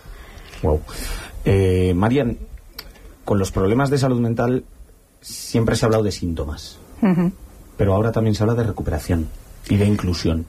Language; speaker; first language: Spanish; native; Spanish